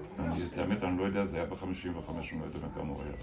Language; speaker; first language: Hebrew; early bilingual, other home language; German